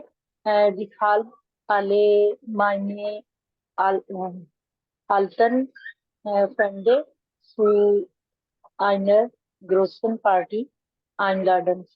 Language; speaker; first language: German; non-native, learner; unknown